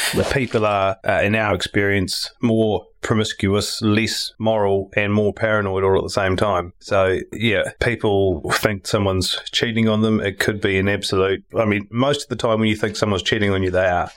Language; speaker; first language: English; native; English